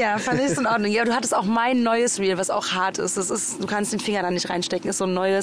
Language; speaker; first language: German; native; German